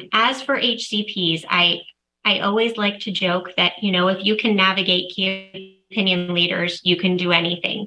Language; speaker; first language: English; native; English